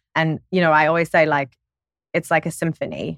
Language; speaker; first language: English; native; English